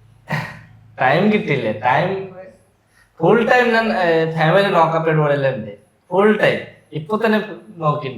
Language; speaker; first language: Malayalam; non-native, learner; Bangla